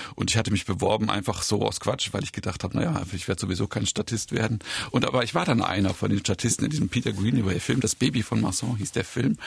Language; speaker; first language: German; native; German